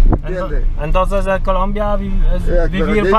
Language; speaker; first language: Spanish; non-native, learner; Polish